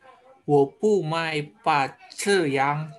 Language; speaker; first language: Chinese; non-native, learner; Indonesian